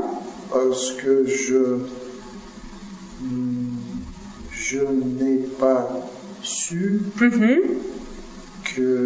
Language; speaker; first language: French; non-native, learner; Russian